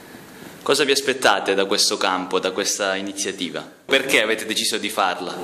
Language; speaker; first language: Italian; native; Italian